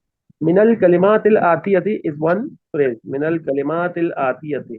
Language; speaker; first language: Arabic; non-native, fluent; Urdu